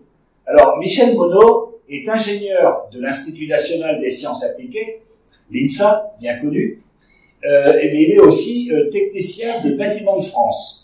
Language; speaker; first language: French; native; French